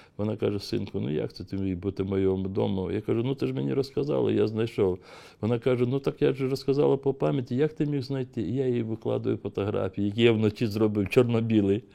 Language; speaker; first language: Ukrainian; non-native, local second language; Crimean Tatar